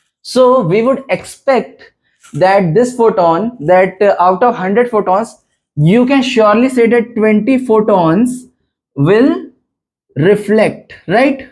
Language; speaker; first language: English; non-native, local second language; Hindi